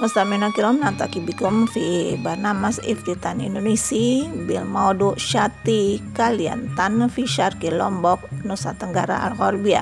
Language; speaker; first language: Arabic; non-native, fluent; Indonesian